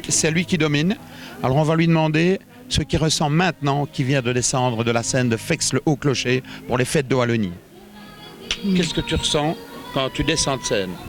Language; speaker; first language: French; native; French